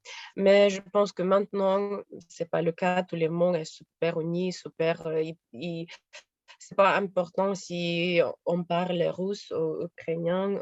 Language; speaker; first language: French; non-native, learner; Russian